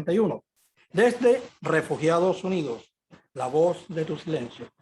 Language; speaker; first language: Spanish; native; Spanish